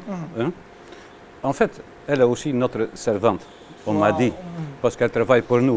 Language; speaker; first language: French; non-native, learner; Dutch